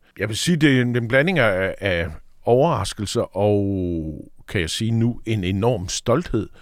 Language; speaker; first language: Danish; native; Danish